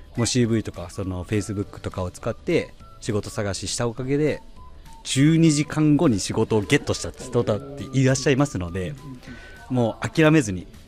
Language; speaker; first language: Japanese; native; Japanese